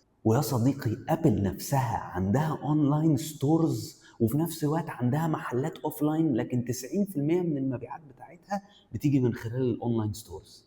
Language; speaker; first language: Arabic; native; Arabic